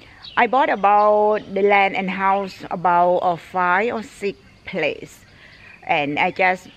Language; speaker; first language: English; non-native, learner; Thai